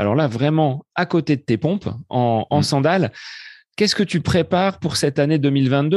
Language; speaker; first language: French; native; French